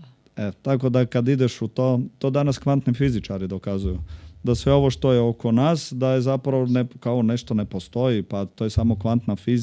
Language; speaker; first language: Croatian; native; Croatian